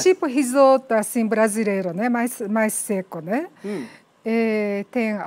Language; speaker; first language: Portuguese; non-native, learner; Japanese